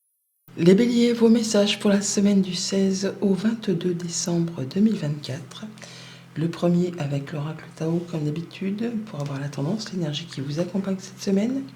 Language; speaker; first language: French; native; French